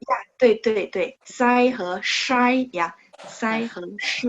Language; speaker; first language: Chinese; non-native, fluent; Indonesian